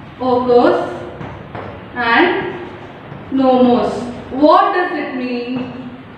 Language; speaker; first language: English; non-native, local second language; Kannada